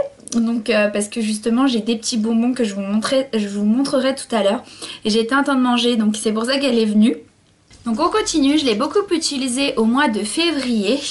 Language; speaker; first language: French; native; French